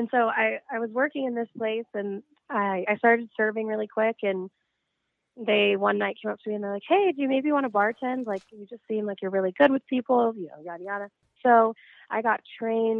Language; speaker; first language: English; native; English